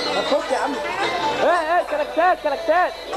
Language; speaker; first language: Arabic; native; Arabic